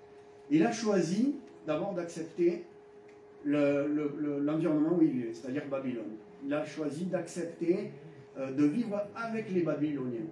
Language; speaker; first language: French; native; French